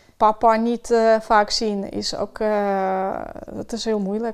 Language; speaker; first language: Dutch; non-native, fluent; Ukrainian